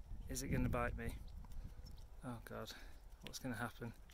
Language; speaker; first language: English; native; English